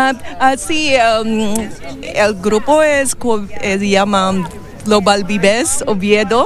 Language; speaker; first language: Spanish; non-native, learner; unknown